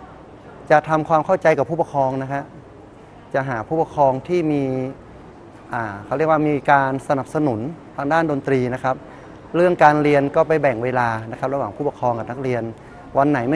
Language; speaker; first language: Thai; native; Thai